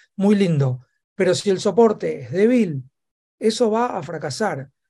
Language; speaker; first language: Spanish; native; Spanish